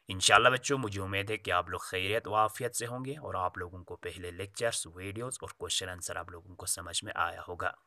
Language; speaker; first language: Urdu; native; Urdu